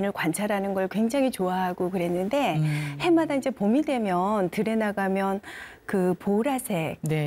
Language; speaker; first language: Korean; native; Korean